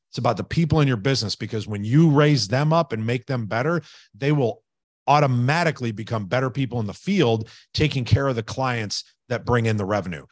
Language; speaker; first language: English; native; English